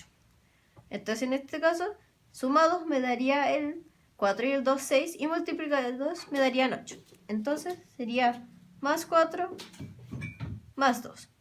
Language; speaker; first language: Spanish; native; Spanish